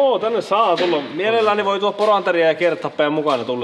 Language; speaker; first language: Finnish; native; Finnish